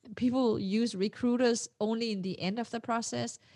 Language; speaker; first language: English; non-native, fluent; Danish